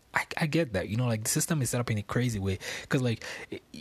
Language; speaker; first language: English; non-native, local second language; Yoruba